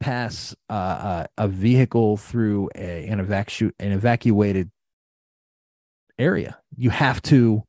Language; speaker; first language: English; native; English